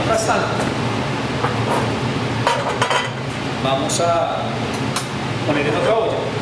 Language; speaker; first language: Spanish; native; Spanish